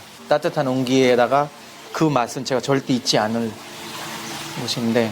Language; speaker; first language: Korean; non-native, fluent; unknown